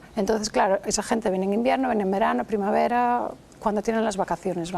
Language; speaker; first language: Spanish; native; Spanish